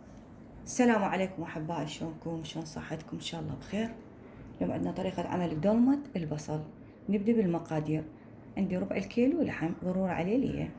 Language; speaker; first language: Arabic; native; Arabic